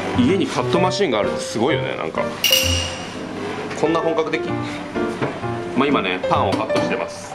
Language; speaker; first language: Japanese; native; Japanese